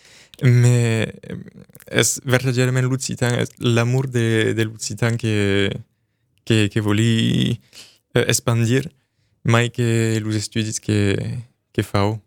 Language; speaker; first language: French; early bilingual, other home language; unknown